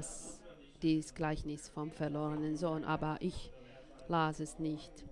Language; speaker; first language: German; non-native, fluent; Finnish